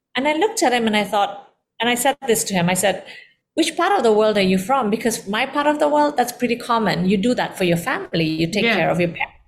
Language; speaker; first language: English; early bilingual, heritage; Indonesian